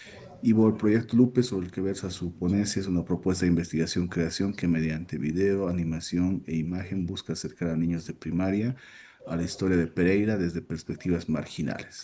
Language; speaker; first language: Spanish; native; Spanish